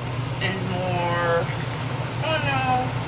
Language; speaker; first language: English; non-native, local second language; Filipino